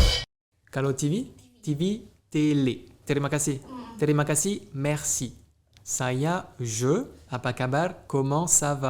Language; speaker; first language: Indonesian; non-native, fluent; French